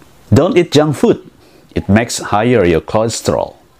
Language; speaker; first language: English; non-native, fluent; Indonesian